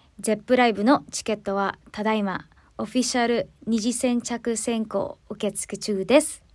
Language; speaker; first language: Japanese; non-native, fluent; Filipino